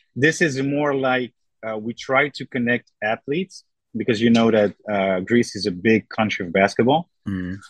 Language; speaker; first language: English; non-native, fluent; French